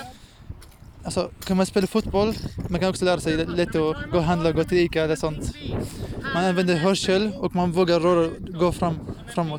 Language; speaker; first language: Swedish; non-native, fluent; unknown